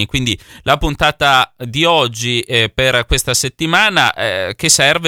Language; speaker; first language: Italian; native; Italian